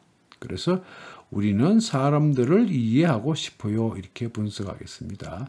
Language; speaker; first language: Korean; native; Korean